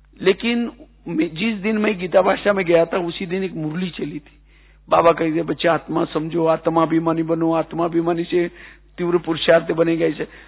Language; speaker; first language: Hindi; non-native, local second language; Marathi